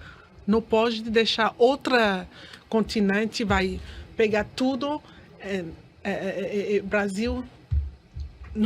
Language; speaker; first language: Portuguese; non-native, learner; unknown